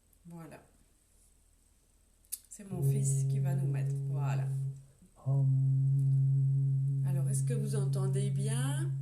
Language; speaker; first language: French; native; French